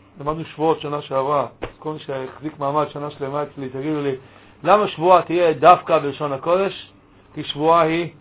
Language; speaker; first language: Hebrew; native; Hebrew